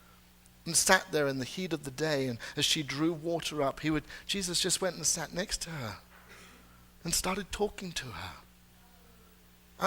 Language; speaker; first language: English; native; English